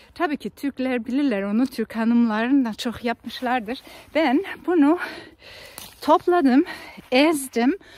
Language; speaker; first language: Turkish; non-native, fluent; German